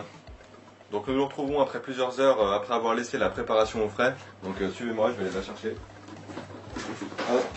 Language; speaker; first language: French; native; French